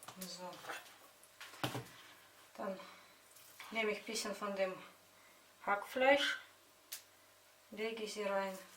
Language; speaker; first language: German; non-native, fluent; Russian